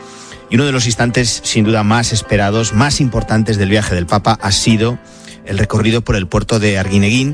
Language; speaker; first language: Spanish; native; Spanish